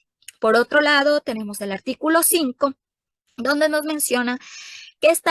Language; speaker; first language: Spanish; native; Spanish